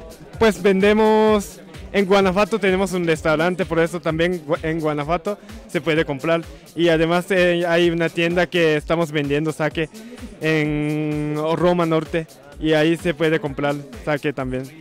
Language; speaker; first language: Spanish; non-native, learner; Japanese